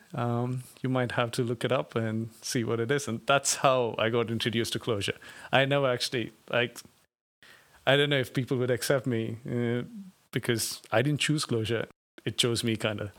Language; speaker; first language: English; non-native, local second language; Tamil